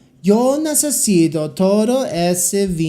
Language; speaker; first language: Spanish; non-native, learner; English